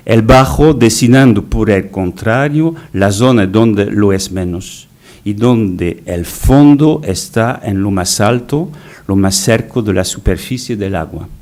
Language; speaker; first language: Spanish; non-native, fluent; French